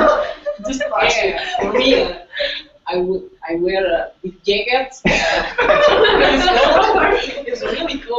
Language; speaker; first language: English; non-native, learner; Indonesian